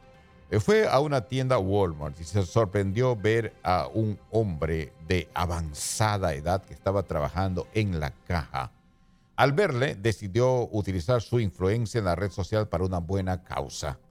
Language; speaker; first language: Spanish; native; Spanish